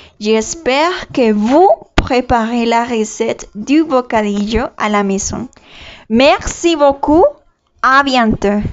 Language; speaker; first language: French; non-native, learner; Spanish